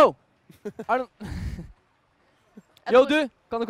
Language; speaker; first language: Norwegian; native; Norwegian